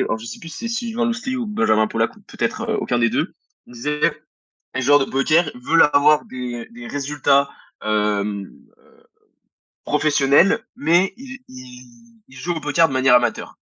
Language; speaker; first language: French; native; French